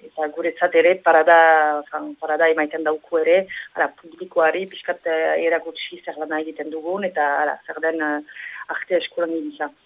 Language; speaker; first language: Basque; native; Basque